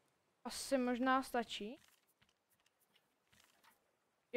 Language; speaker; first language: Czech; native; Czech